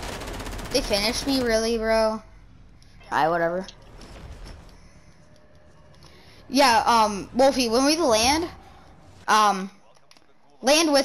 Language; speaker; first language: English; native; English